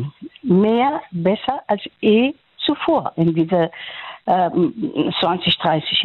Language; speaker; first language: German; non-native, learner; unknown